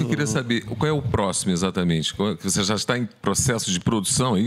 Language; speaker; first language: Portuguese; native; Portuguese